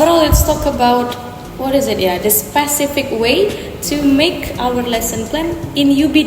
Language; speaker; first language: English; non-native, fluent; Indonesian